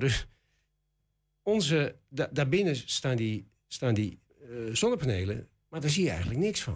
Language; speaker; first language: Dutch; native; Dutch